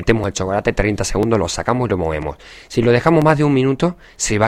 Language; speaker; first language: Spanish; native; Spanish